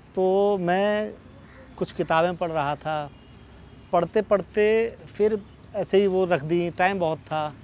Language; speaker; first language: Hindi; native; Hindi